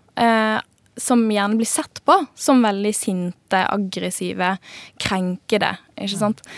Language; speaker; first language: Norwegian; native; Norwegian